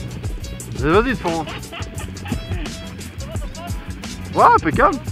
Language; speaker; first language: French; native; French